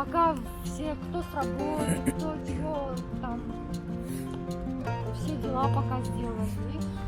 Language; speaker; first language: Russian; non-native, learner; Korean